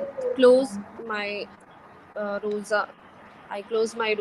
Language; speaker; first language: English; non-native, learner; Hindi